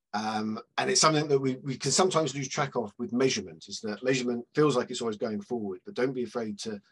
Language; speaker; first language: English; native; English